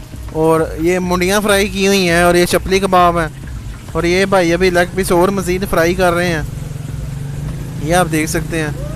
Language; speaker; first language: Hindi; non-native, local second language; Punjabi